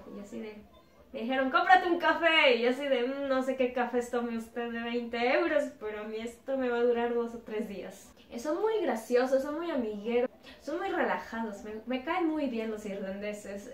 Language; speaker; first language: Spanish; native; Spanish